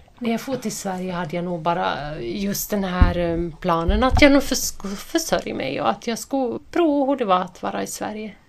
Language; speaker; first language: Swedish; native; Swedish